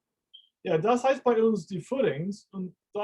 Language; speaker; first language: German; non-native, fluent; English